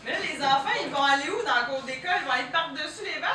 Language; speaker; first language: French; native; French